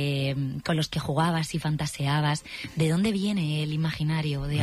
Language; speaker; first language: Spanish; native; Spanish